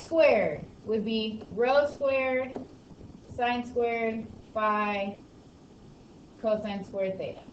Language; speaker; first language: English; native; English